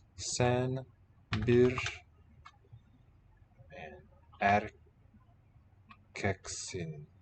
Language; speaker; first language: Turkish; non-native, learner; English